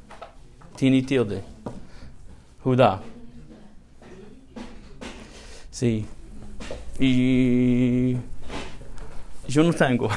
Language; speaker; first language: Spanish; non-native, learner; English